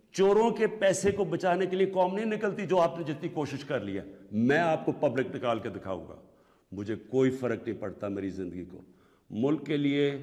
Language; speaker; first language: Urdu; native; Urdu